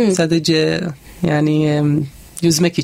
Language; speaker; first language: Turkish; non-native, fluent; Arabic